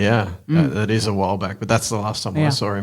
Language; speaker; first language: English; native; English